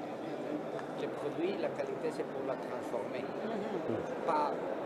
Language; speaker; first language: French; non-native, learner; Spanish